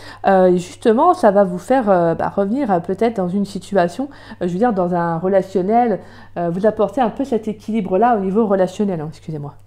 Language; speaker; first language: French; native; French